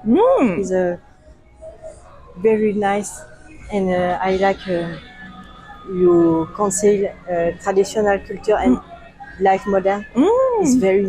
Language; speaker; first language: English; non-native, learner; French